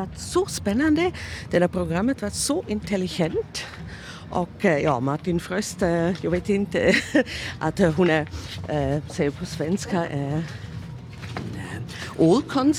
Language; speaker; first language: Swedish; non-native, learner; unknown